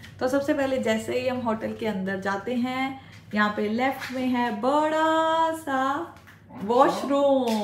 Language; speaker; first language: Hindi; native; Hindi